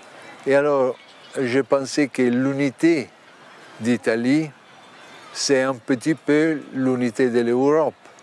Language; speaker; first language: French; non-native, learner; Italian